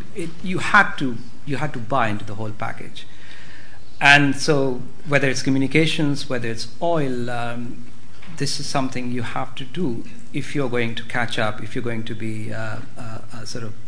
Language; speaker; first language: English; non-native, local second language; Hindi